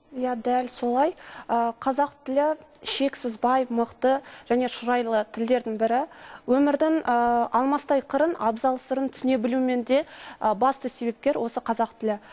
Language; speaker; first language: Kazakh; non-native, local second language; Russian